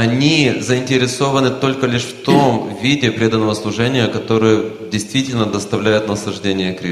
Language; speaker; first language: Russian; native; Russian